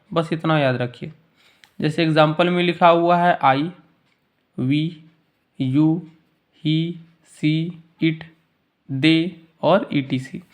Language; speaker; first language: Hindi; native; Hindi